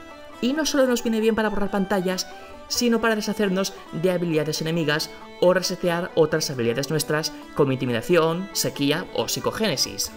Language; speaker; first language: Spanish; native; Spanish